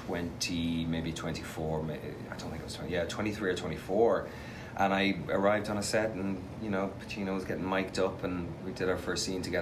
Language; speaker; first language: English; native; English